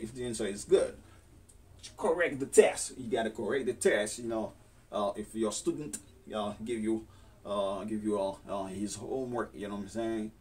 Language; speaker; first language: English; non-native, fluent; Haitian Creole